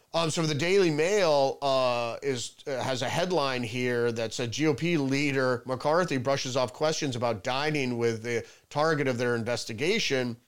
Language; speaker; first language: English; early bilingual, other home language; German